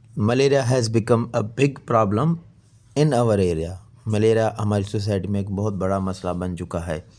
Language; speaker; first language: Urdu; non-native, local second language; Sindhi